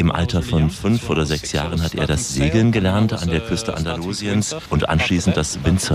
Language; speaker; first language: German; native; German